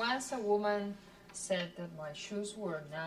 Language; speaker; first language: English; non-native, learner; Spanish